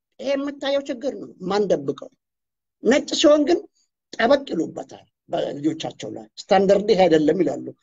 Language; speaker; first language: Amharic; non-native, local second language; Oromo